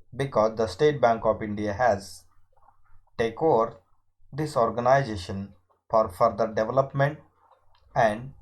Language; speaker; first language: English; non-native, local second language; Marathi